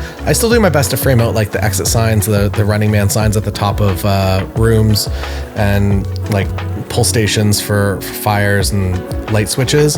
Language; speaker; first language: English; native; English